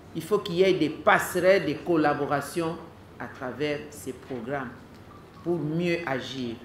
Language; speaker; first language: French; non-native, local second language; Lingala